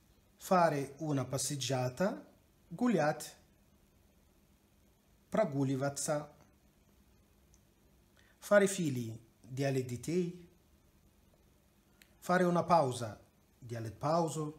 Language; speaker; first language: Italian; non-native, fluent; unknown